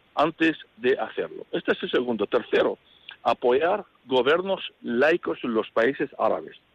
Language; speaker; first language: Spanish; non-native, fluent; Arabic